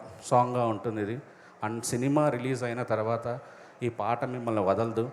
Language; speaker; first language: Telugu; native; Telugu